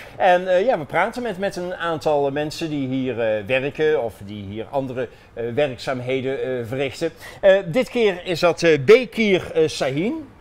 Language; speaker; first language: Dutch; native; Dutch